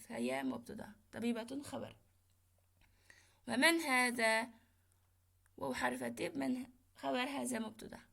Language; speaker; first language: Arabic; non-native, fluent; Uyghur